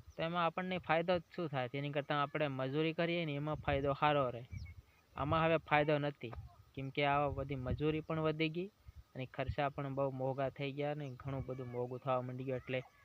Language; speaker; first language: Gujarati; non-native, local second language; Bhili